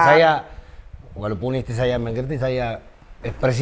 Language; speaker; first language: Indonesian; non-native, fluent; Spanish